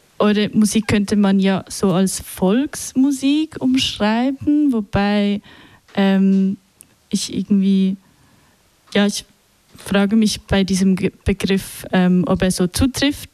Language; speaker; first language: German; native; German